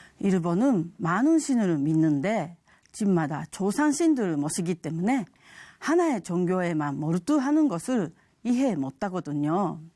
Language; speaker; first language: Korean; non-native, fluent; Japanese